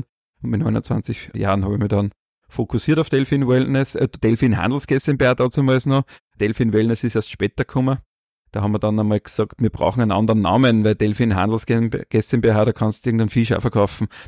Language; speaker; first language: German; native; German